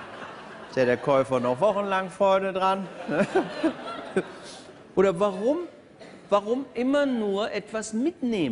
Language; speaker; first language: German; native; German